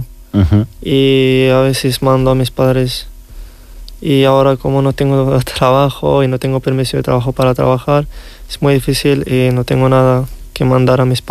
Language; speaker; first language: Spanish; non-native, learner; Riffian